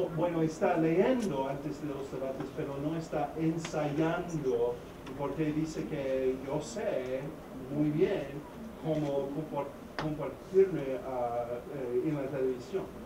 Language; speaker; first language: Spanish; non-native, fluent; English